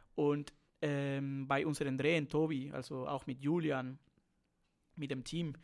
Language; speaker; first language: German; non-native, fluent; Spanish